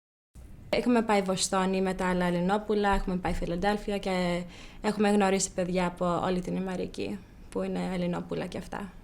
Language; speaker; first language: Greek; early bilingual, heritage; Greek